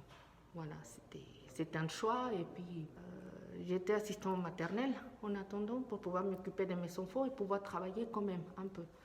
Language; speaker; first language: French; non-native, fluent; Spanish